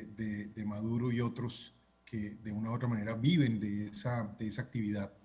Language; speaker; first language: Spanish; native; Spanish